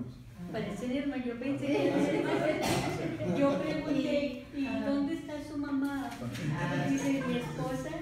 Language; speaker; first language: Spanish; non-native, fluent; English